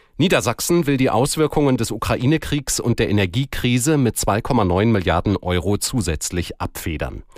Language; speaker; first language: German; native; German